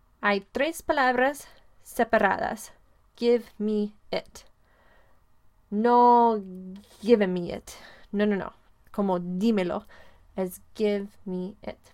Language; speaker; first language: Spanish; non-native, fluent; English